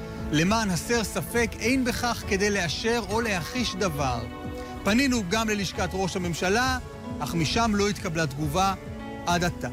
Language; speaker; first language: Hebrew; native; Hebrew